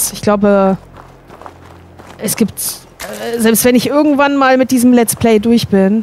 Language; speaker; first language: German; native; German